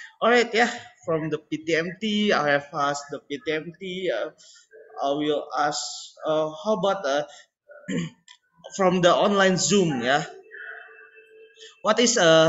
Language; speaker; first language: English; non-native, learner; Indonesian